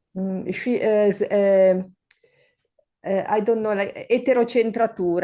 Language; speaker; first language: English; non-native, learner; Italian